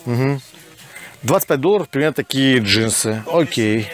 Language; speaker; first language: Russian; native; Russian